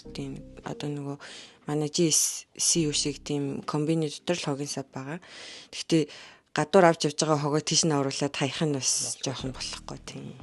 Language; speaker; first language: Mongolian; native; Mongolian